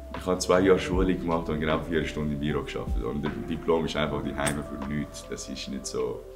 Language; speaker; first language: German; non-native, fluent; Persian